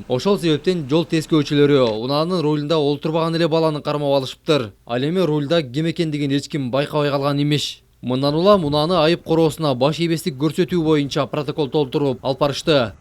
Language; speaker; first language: Kyrgyz; native; Kyrgyz